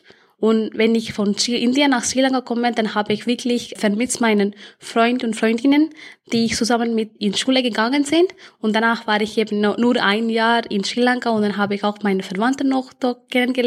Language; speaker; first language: German; early bilingual, other home language; Tamil